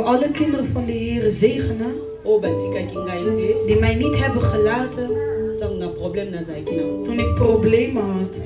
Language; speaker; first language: Dutch; non-native, learner; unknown